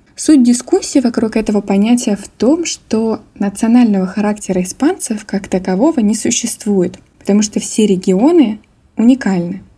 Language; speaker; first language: Russian; native; Russian